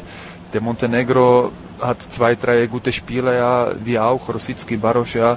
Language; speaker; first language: German; non-native, fluent; Czech